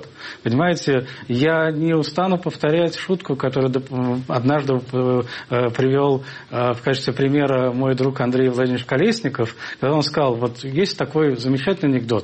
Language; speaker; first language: Russian; native; Russian